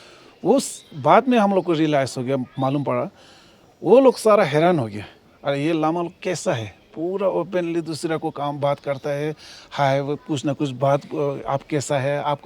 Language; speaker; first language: Hindi; non-native, local second language; Ladakhi